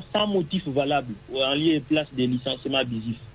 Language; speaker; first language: French; non-native, local second language; Swahili